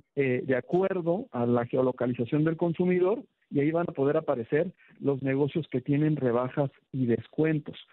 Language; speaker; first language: Spanish; native; Spanish